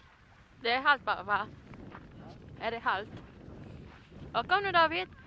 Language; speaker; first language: Swedish; non-native, fluent; Filipino